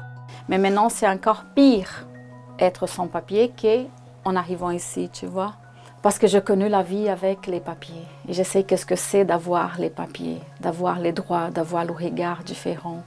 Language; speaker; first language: French; non-native, fluent; Portuguese